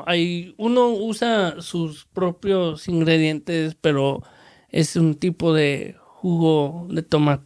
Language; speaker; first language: Spanish; early bilingual, heritage; Spanish